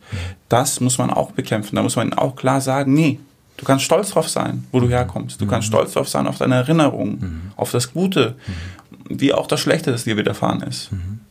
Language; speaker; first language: German; early bilingual, other home language; Greek